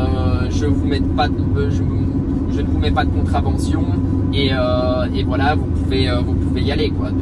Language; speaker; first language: French; native; French